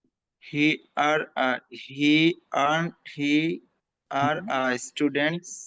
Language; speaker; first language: English; non-native, learner; Bangla